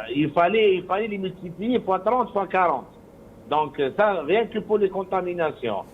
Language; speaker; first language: French; non-native, local second language; Arabic